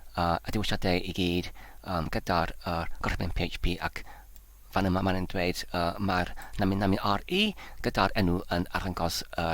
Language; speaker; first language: Welsh; non-native, learner; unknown